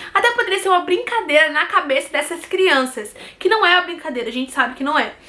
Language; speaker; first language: Portuguese; native; Portuguese